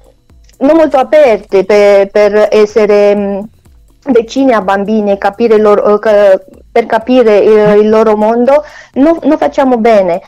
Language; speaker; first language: Italian; non-native, learner; Romanian